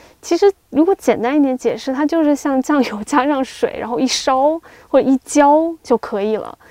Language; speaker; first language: Chinese; native; Chinese